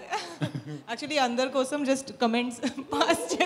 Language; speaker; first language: Telugu; non-native, fluent; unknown